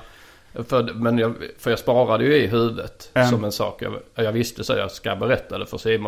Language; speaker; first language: Swedish; native; Swedish